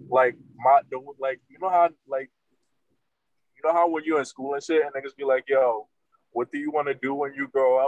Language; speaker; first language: English; non-native, fluent; Haitian Creole